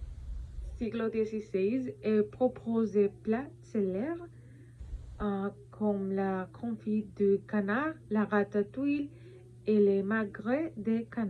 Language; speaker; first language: French; non-native, learner; Spanish